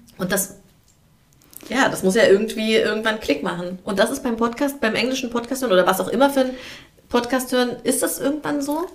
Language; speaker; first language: German; native; German